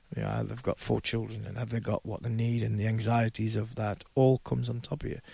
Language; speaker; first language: English; native; English